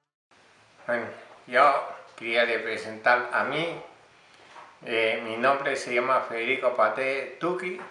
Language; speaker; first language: Spanish; non-native, local second language; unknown